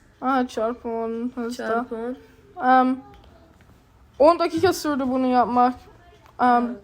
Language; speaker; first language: Turkish; early bilingual, heritage; Turkish